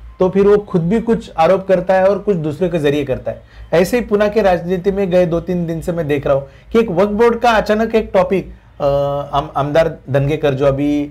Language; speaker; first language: Hindi; non-native, local second language; Marathi